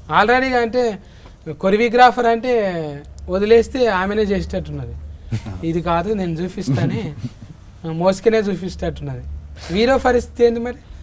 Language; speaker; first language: Telugu; native; Telugu